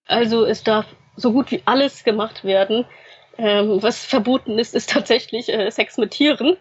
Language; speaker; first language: German; early bilingual, other home language; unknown